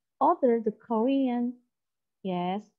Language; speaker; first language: English; non-native, learner; Korean